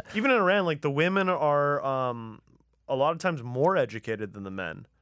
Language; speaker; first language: English; early bilingual, other home language; Persian